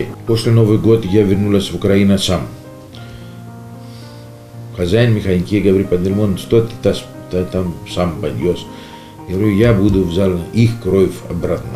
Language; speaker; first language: Russian; non-native, learner; Greek